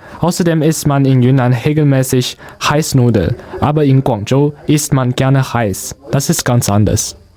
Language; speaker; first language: German; non-native, learner; Chinese